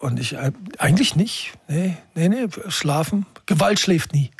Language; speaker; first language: German; native; German